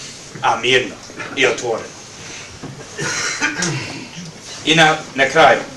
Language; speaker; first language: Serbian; early bilingual, heritage; Serbian